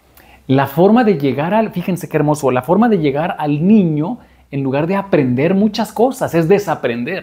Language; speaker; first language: Spanish; native; Spanish